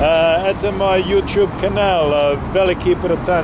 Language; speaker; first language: Russian; non-native, learner; English